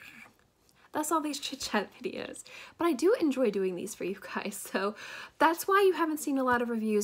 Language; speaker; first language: English; native; English